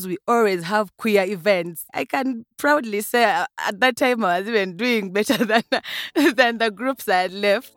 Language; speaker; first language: English; non-native, local second language; Ganda